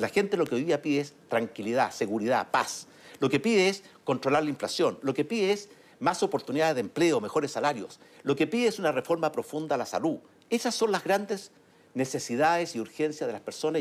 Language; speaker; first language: Spanish; native; Spanish